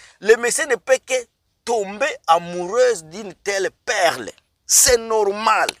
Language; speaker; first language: French; non-native, local second language; Lingala